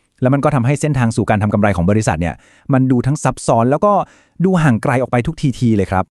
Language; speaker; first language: Thai; native; Thai